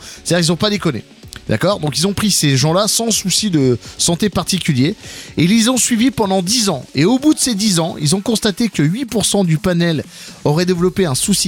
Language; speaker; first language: French; native; French